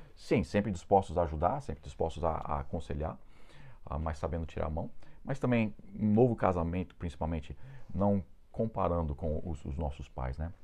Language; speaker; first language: Portuguese; non-native, fluent; English